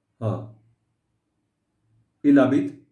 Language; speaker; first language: French; non-native, fluent; Hindi